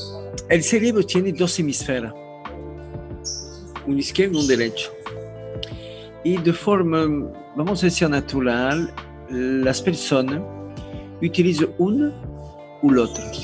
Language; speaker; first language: Spanish; non-native, learner; French